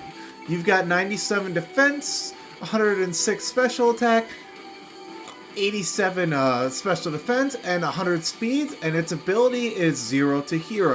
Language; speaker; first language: English; native; English